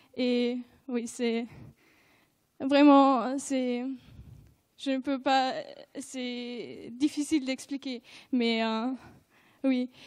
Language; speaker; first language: French; non-native, fluent; German